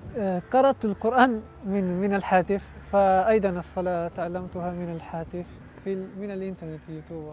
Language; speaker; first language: Arabic; non-native, learner; Italian